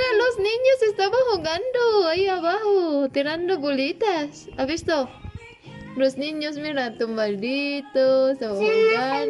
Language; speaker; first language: Spanish; non-native, learner; Filipino